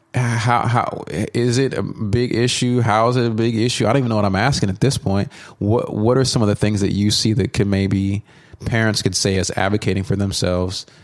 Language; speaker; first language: English; native; English